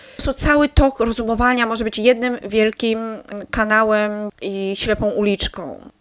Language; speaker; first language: Polish; native; Polish